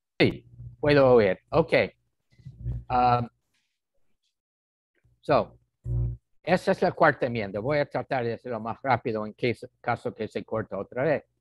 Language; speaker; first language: Spanish; non-native, fluent; English